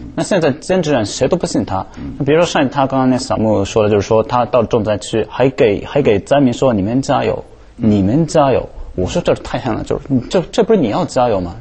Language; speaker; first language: Chinese; non-native, fluent; Japanese